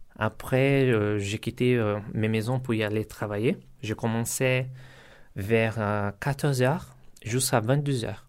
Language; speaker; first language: French; non-native, learner; Portuguese